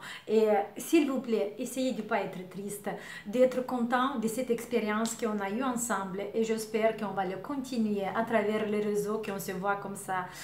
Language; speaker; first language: French; non-native, learner; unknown